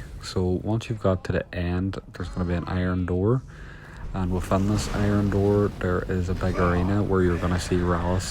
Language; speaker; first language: English; native; English